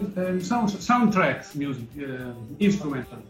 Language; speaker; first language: English; non-native, learner; Italian